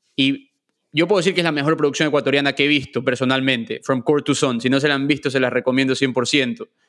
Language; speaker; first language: Spanish; native; Spanish